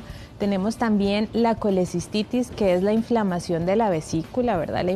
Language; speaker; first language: Spanish; native; Spanish